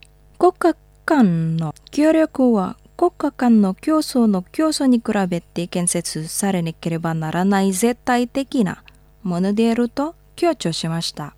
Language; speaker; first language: Japanese; non-native, fluent; Indonesian